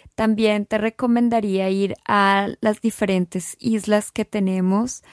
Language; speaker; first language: Spanish; native; Spanish